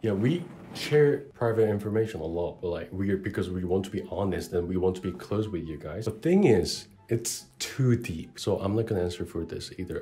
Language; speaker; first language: English; non-native, fluent; Korean